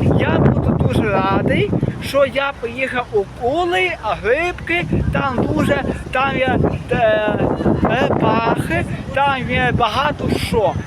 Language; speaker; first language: Ukrainian; native; Ukrainian